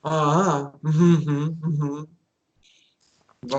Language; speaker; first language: Hindi; non-native, learner; Russian